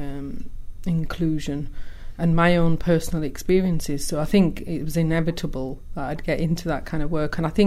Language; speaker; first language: English; early bilingual, other home language; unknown